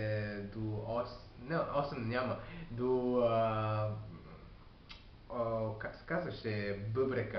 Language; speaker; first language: Bulgarian; non-native, learner; French